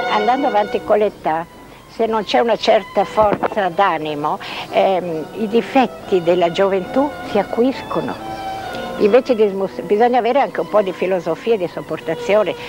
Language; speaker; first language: Italian; non-native, fluent; Hungarian